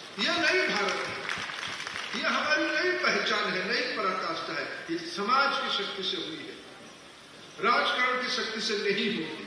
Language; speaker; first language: Hindi; non-native, local second language; Odia